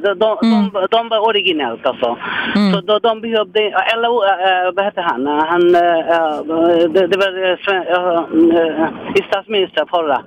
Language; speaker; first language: Swedish; non-native, fluent; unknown